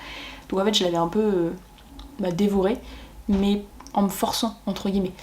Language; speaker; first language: French; native; French